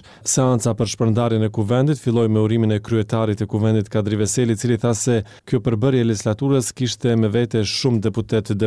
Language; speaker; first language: Albanian; native; Albanian